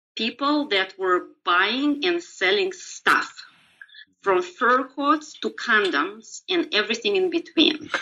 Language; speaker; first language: English; non-native, fluent; Russian